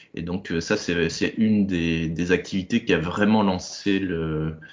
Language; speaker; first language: French; native; French